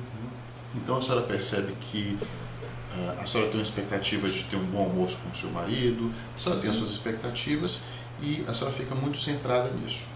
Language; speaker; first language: Portuguese; native; Portuguese